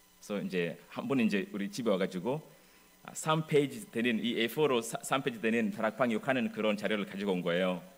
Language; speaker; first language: Korean; non-native, fluent; English